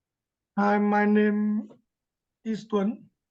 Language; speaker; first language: English; non-native, learner; Vietnamese